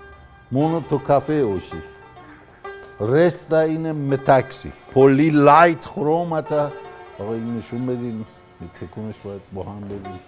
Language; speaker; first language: Greek; non-native, learner; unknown